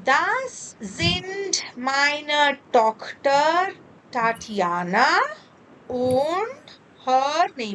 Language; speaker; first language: German; non-native, learner; Tamil